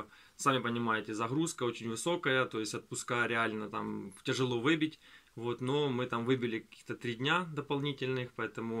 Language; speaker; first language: Russian; native; Russian